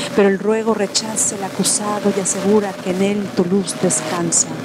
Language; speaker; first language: Spanish; native; Spanish